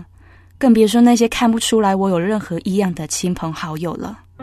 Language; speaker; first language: Chinese; native; Chinese